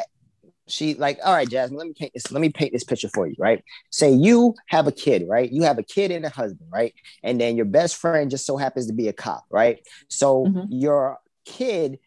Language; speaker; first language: English; native; English